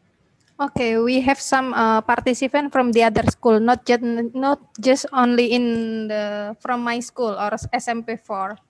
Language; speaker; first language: English; non-native, learner; Indonesian